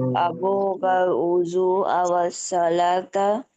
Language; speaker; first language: Arabic; non-native, learner; Bangla